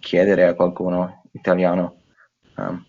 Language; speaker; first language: Italian; non-native, fluent; English